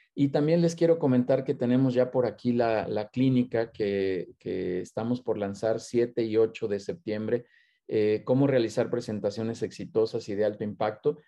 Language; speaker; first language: Spanish; native; Spanish